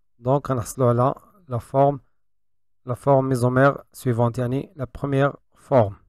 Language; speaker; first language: French; non-native, local second language; Arabic